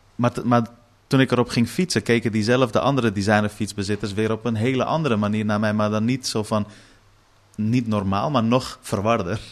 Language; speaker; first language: Dutch; early bilingual, other home language; Persian